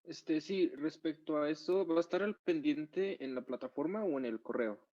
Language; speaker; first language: Spanish; native; Spanish